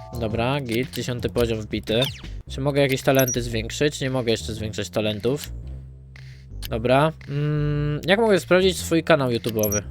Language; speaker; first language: Polish; native; Polish